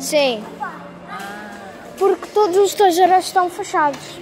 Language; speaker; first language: Portuguese; early bilingual, heritage; Portuguese